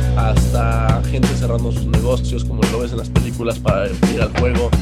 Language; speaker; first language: Spanish; native; Spanish